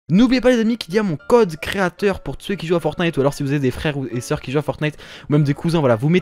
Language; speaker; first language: French; native; French